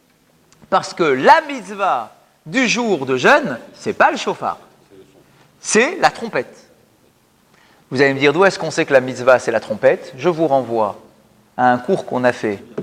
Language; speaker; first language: French; native; French